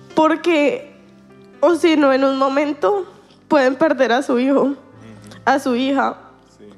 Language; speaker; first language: Spanish; native; Spanish